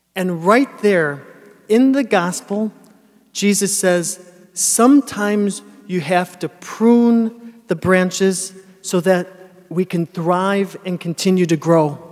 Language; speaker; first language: English; native; English